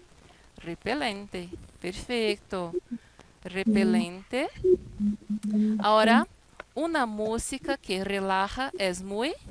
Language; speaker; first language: Spanish; non-native, fluent; Portuguese